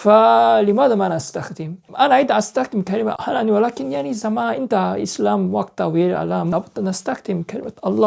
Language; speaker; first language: Arabic; non-native, learner; Korean